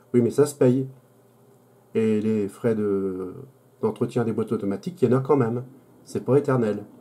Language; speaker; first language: French; native; French